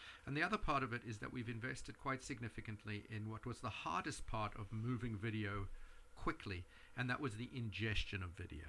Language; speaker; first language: English; native; English